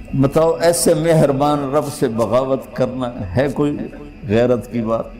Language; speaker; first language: Urdu; non-native, local second language; Punjabi